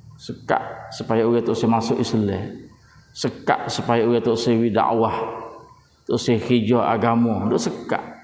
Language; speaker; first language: Malay; native; Malay